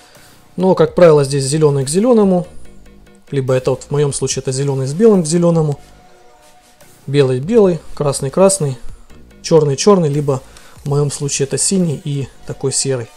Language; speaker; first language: Russian; native; Russian